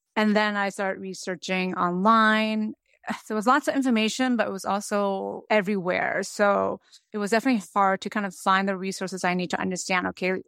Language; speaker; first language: English; native; English